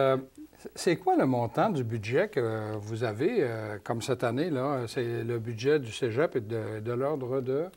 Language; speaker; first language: French; native; French